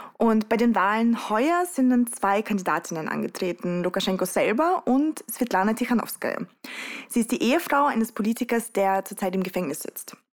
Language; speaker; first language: German; early bilingual, other home language; Russian